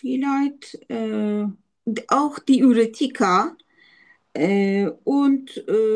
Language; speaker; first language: German; non-native, learner; Turkish